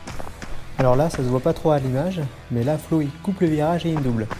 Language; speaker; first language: French; native; French